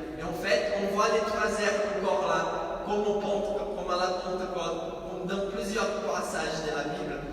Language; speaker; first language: French; non-native, fluent; Portuguese